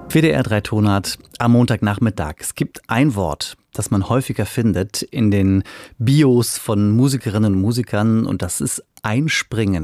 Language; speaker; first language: German; native; German